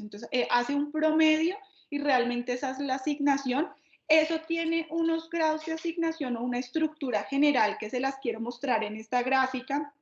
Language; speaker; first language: Spanish; native; Spanish